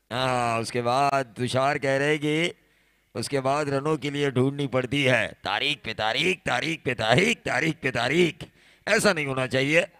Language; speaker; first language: Hindi; non-native, local second language; Marathi